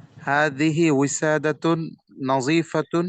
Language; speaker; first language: Arabic; non-native, learner; Bangla